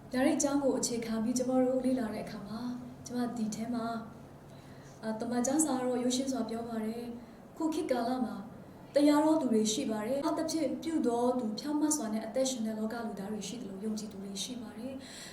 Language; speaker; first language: Burmese; non-native, local second language; Kachin